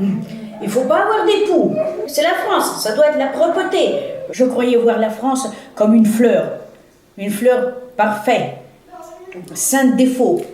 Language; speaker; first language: French; early bilingual, heritage; Russian